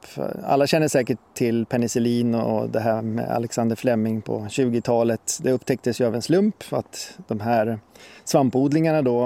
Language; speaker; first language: Swedish; native; Swedish